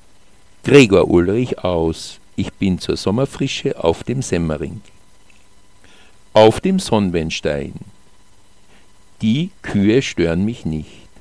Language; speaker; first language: German; native; German